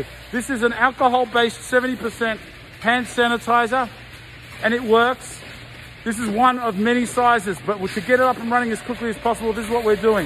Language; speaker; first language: English; native; English